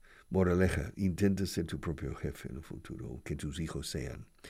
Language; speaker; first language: Spanish; non-native, fluent; English